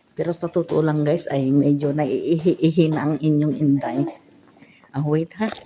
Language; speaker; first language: Filipino; non-native, local second language; Cebuano